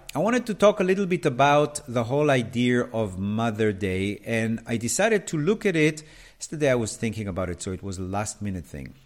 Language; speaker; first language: English; non-native, fluent; Hebrew